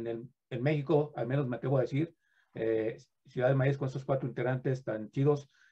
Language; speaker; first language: Spanish; native; Spanish